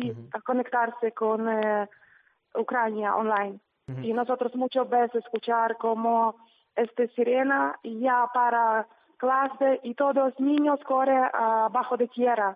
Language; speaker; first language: Spanish; non-native, learner; Ukrainian